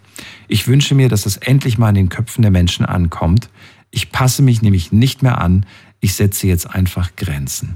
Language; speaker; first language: German; native; German